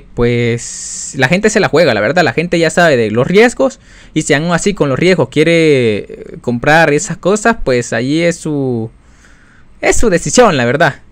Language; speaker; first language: Spanish; native; Spanish